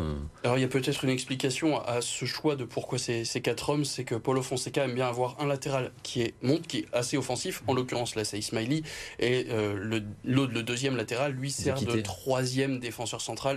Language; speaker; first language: French; native; French